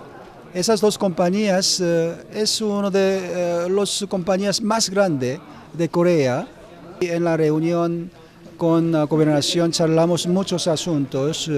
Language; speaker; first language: Spanish; non-native, learner; Korean